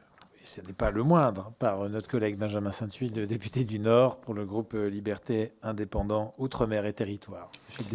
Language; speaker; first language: French; native; French